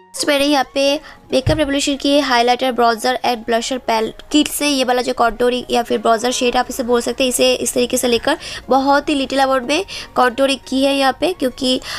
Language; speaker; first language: Hindi; non-native, local second language; Bangla